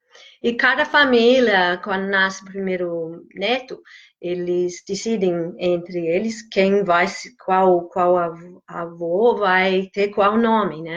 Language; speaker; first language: Portuguese; non-native, fluent; English